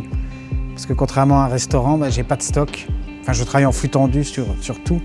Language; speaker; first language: French; native; French